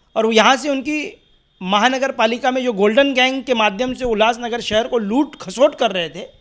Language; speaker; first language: Hindi; non-native, local second language; Marathi